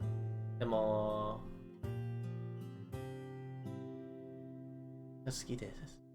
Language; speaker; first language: Japanese; non-native, learner; English